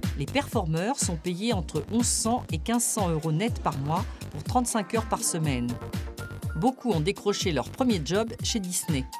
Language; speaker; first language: French; native; French